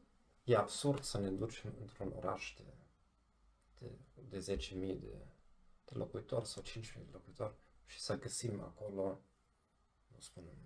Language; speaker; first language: Romanian; non-native, fluent; German